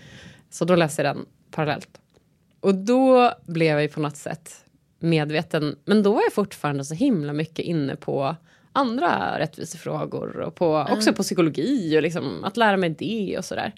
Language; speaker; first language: Swedish; native; Swedish